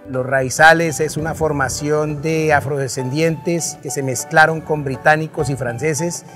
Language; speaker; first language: Spanish; native; Spanish